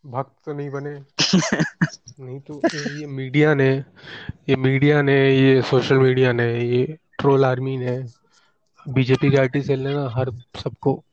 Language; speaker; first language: Hindi; native; Hindi